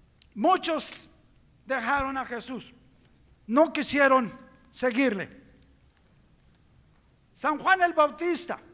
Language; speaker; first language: Spanish; native; Spanish